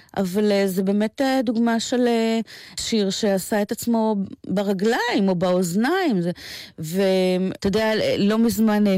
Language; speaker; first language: Hebrew; native; Hebrew